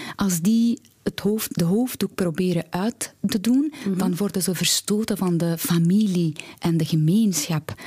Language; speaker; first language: Dutch; non-native, fluent; Persian